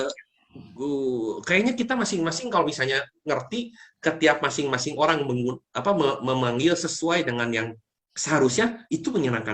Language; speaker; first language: Indonesian; native; Indonesian